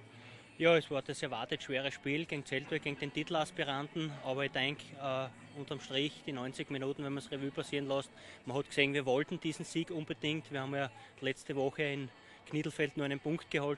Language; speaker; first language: German; native; German